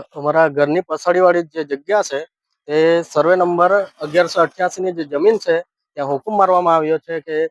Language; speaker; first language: Gujarati; non-native, local second language; Gamit